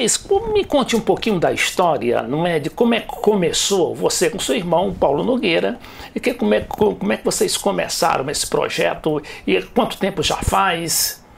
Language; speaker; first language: Portuguese; native; Portuguese